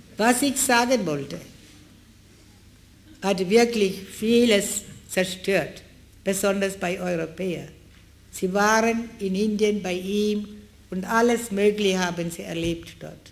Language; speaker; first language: German; non-native, fluent; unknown